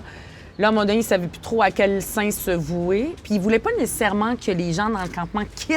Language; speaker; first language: French; native; French